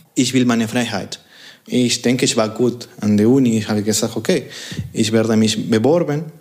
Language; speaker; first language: German; non-native, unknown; Spanish